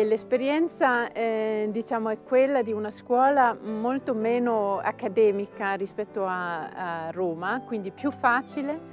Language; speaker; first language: Italian; non-native, fluent; Danish